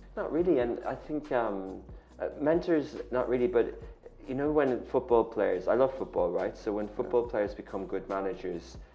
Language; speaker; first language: English; native; English